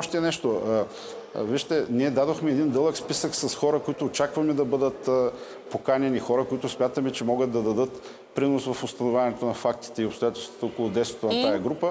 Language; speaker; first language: Bulgarian; native; Bulgarian